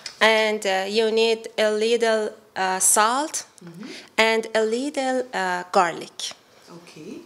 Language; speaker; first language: English; non-native, learner; Persian